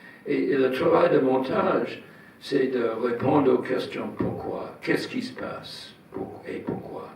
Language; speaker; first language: French; non-native, fluent; English